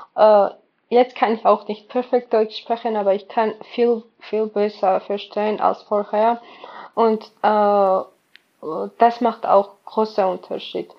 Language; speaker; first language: German; non-native, learner; Georgian